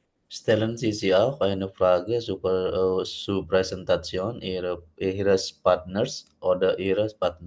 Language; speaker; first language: German; non-native, learner; Indonesian